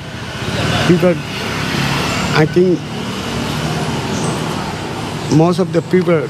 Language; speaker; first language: English; non-native, learner; Burmese